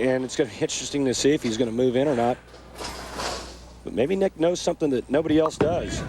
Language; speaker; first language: English; native; English